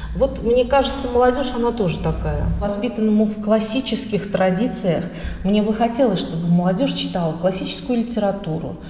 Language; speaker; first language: Russian; native; Russian